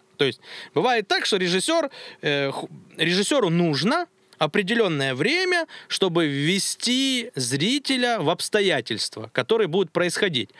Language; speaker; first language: Russian; native; Russian